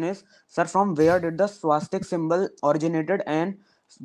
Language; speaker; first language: English; non-native, local second language; Hindi